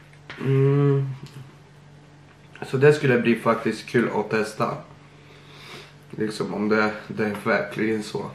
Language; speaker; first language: Swedish; early bilingual, other home language; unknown